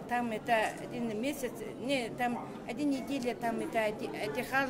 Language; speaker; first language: Russian; non-native, learner; Mongolian